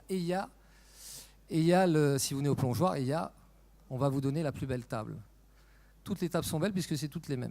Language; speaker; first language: French; native; French